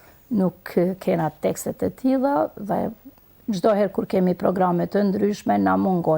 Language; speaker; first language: Albanian; native; Albanian